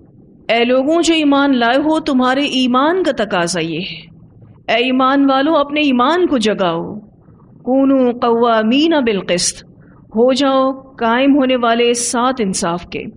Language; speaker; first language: Urdu; native; Urdu